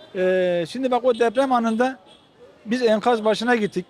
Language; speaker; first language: Turkish; native; Turkish